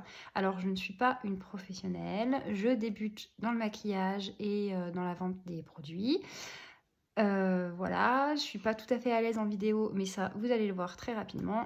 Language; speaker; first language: French; native; French